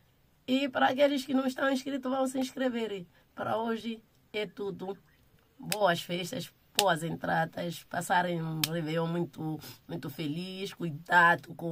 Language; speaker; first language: Portuguese; non-native, local second language; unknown